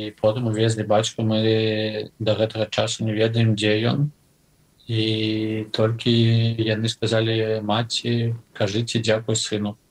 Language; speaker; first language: Belarusian; non-native, local second language; Russian